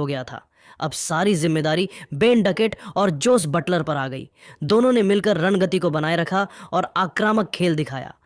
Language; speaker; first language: Hindi; native; Hindi